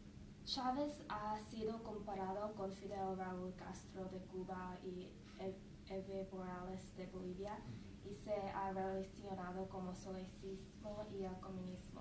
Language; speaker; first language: Spanish; non-native, learner; English